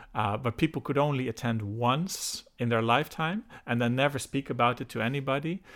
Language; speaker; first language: English; non-native, fluent; Dutch